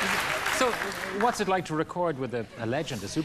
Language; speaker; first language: English; native; English